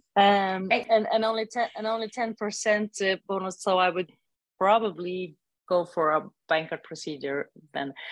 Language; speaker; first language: English; non-native, fluent; Norwegian